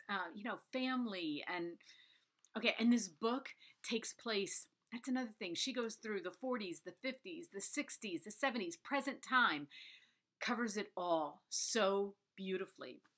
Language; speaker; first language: English; native; English